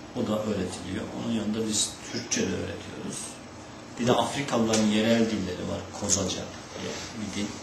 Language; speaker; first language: Turkish; native; Turkish